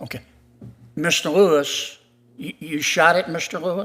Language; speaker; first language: English; native; English